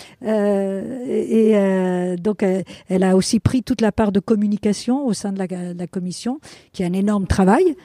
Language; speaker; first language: French; non-native, fluent; Spanish